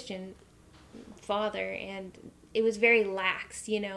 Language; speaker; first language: English; native; English